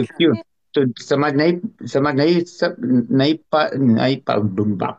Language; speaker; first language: Hindi; non-native, learner; Persian